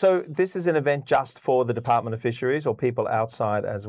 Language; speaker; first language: English; non-native, learner; Thai